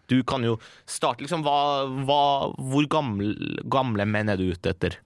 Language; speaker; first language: Norwegian; early bilingual, other home language; Persian